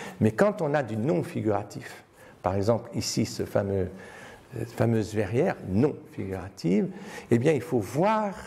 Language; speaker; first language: French; native; French